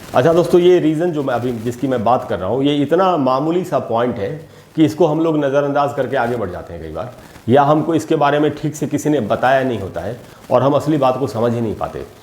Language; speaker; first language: Hindi; native; Hindi